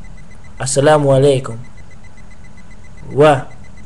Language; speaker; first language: Arabic; non-native, learner; English